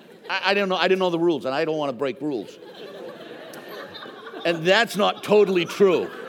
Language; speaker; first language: English; native; English